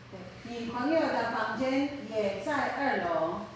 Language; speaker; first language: Chinese; non-native, fluent; Filipino